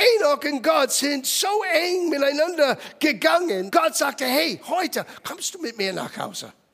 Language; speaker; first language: German; non-native, fluent; English